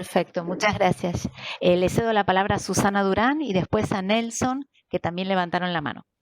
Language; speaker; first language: Spanish; native; Spanish